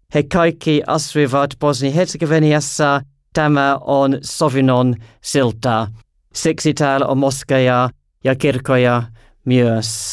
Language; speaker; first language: Finnish; non-native, learner; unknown